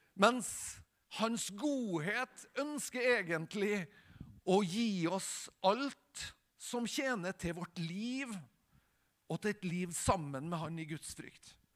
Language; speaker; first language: Norwegian; native; Norwegian